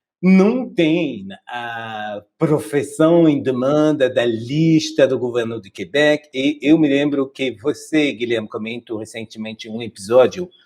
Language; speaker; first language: Portuguese; non-native, fluent; French